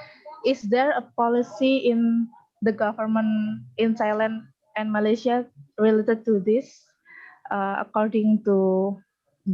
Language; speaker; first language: English; non-native, learner; Indonesian